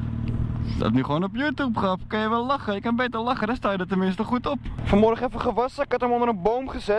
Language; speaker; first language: Dutch; native; Dutch